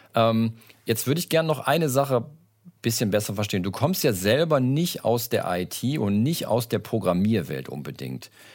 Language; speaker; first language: German; native; German